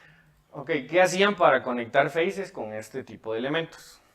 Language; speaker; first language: Spanish; native; Spanish